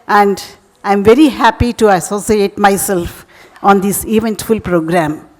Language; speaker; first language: English; non-native, local second language; Telugu